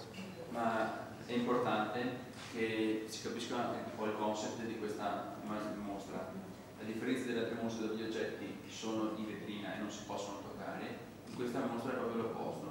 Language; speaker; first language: Italian; native; Italian